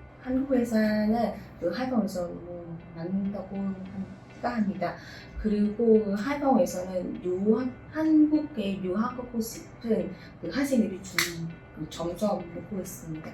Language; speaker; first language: Korean; non-native, learner; Vietnamese